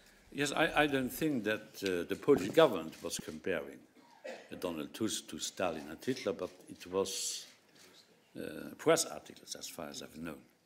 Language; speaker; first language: English; non-native, fluent; Luxembourgish